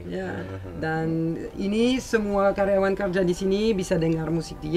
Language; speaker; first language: Indonesian; non-native, fluent; French